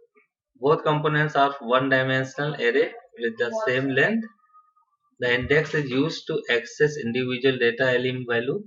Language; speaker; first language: English; non-native, local second language; Hindi